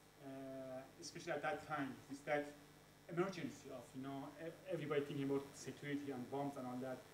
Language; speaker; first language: English; non-native, fluent; Persian